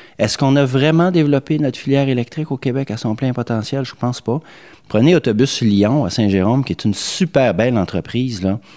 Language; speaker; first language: French; native; French